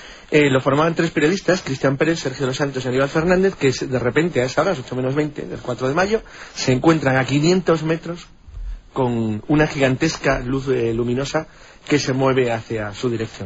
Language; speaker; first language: Spanish; native; Spanish